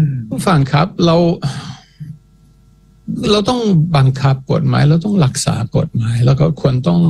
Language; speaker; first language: Thai; non-native, fluent; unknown